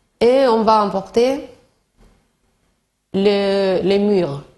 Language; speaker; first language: French; non-native, learner; Spanish